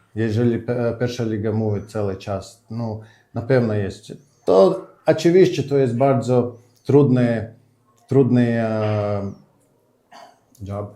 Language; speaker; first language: Polish; non-native, learner; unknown